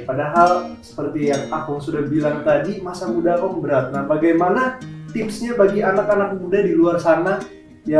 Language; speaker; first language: Indonesian; native; Indonesian